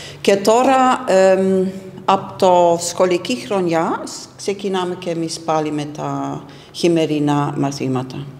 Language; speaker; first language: Greek; non-native, fluent; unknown